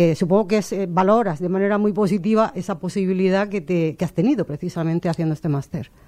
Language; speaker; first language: Spanish; native; Spanish